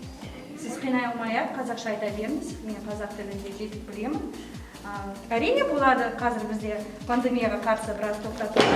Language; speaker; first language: Kazakh; non-native, local second language; Russian